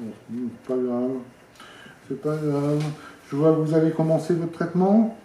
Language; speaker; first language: French; native; French